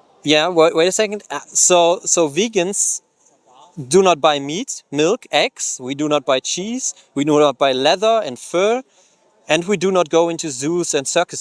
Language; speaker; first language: English; non-native, fluent; German